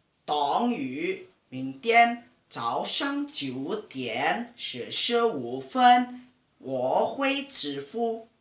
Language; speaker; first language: Chinese; non-native, learner; Indonesian